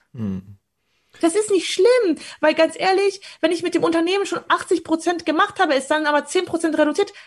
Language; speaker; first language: German; early bilingual, other home language; Polish